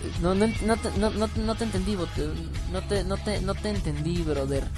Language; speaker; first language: Spanish; native; Spanish